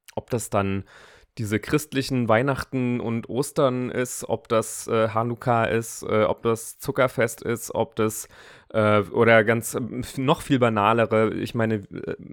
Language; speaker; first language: German; non-native, fluent; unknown